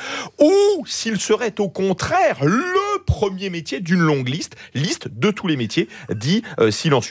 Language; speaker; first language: French; native; French